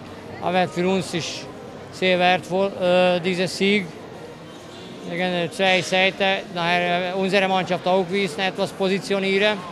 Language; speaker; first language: German; non-native, learner; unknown